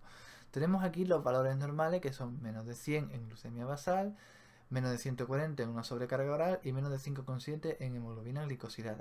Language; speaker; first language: Spanish; native; Spanish